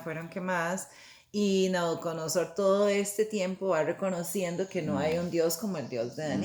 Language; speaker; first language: Spanish; native; Spanish